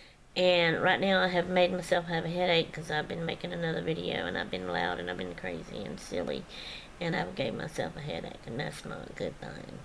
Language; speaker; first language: English; native; English